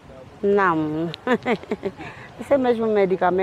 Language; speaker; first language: Portuguese; non-native, local second language; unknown